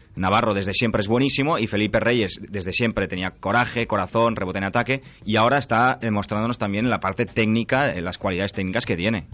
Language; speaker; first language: Spanish; native; Spanish